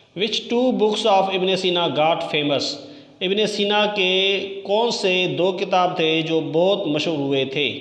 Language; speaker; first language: Urdu; non-native, local second language; Sindhi